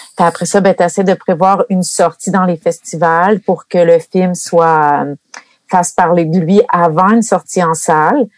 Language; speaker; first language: French; native; French